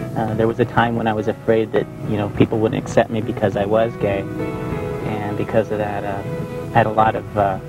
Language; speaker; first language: English; native; English